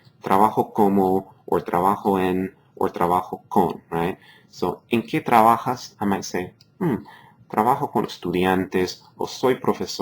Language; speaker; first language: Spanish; non-native, fluent; English